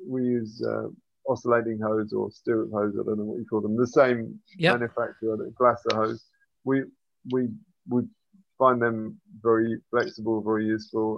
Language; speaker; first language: English; native; English